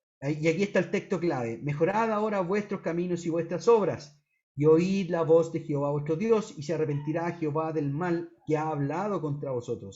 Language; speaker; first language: Spanish; native; Spanish